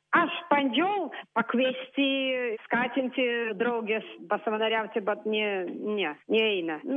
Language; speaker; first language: Lithuanian; non-native, learner; Russian